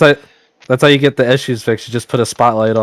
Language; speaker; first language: English; native; English